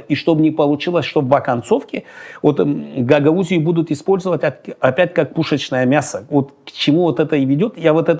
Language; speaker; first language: Russian; non-native, local second language; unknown